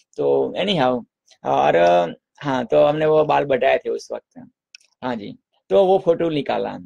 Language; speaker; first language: Hindi; non-native, local second language; Gujarati